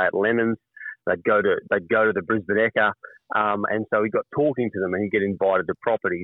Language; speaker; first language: English; native; English